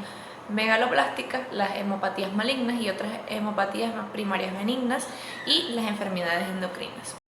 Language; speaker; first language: Spanish; native; Spanish